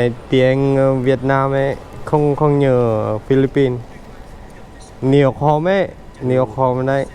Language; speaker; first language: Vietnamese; non-native, learner; Filipino